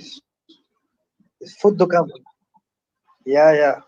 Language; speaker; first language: English; non-native, learner; Punjabi